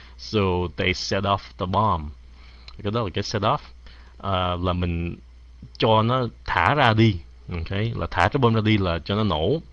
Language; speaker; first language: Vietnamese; early bilingual, heritage; Vietnamese